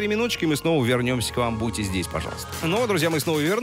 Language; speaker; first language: Russian; native; Russian